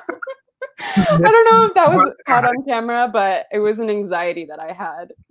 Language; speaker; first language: English; early bilingual, other home language; Spanish